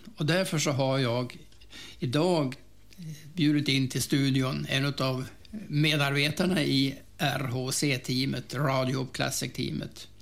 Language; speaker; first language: Swedish; native; Swedish